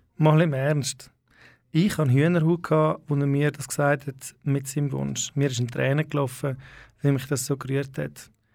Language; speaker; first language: German; native; German